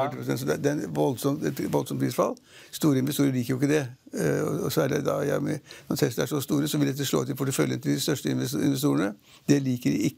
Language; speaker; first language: Norwegian; native; Norwegian